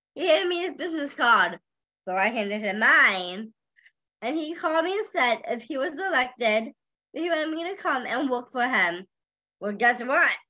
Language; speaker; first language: English; native; English